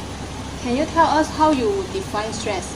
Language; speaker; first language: English; non-native, learner; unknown